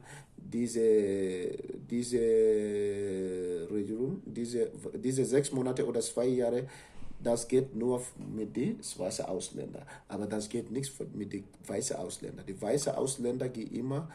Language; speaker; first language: German; non-native, learner; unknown